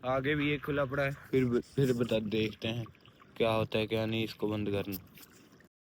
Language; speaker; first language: Hindi; non-native, local second language; Punjabi